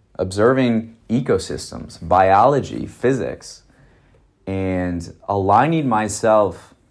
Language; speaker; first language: English; native; English